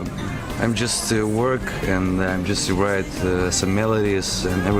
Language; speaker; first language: English; non-native, learner; Russian